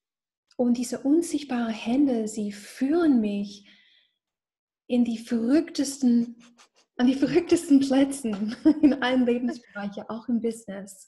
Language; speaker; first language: German; non-native, fluent; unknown